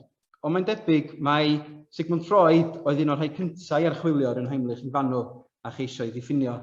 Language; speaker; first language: Welsh; native; Welsh